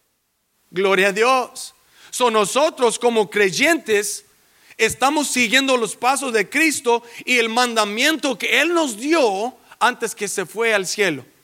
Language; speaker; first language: Spanish; early bilingual, heritage; English